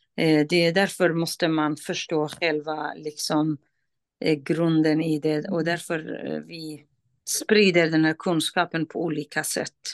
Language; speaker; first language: Swedish; non-native, fluent; Kurdish